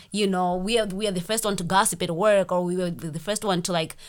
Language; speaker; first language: English; non-native, local second language; Shona